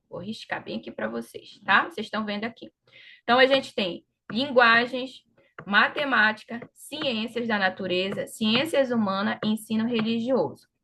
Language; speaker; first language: Portuguese; native; Portuguese